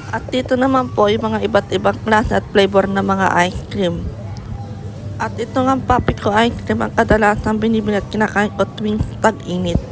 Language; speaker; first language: Filipino; native; Filipino